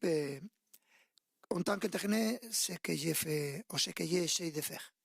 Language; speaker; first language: French; non-native, fluent; Spanish